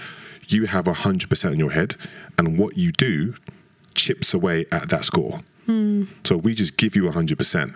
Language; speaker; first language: English; native; English